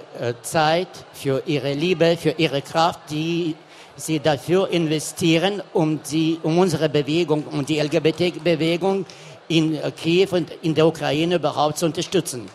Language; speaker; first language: German; non-native, fluent; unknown